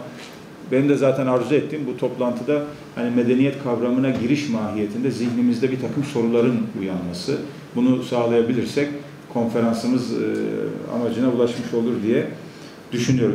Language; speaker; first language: Turkish; native; Turkish